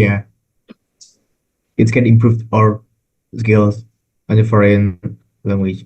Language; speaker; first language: English; non-native, learner; Indonesian